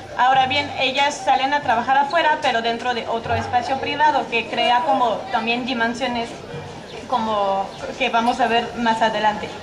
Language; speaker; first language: Spanish; non-native, fluent; French